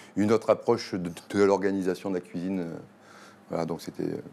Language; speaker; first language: French; native; French